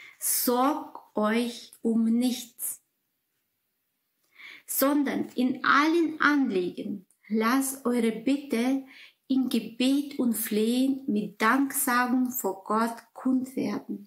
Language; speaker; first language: German; non-native, fluent; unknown